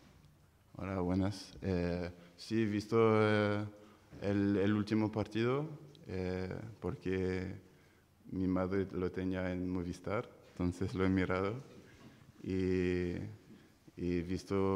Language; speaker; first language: Spanish; non-native, fluent; French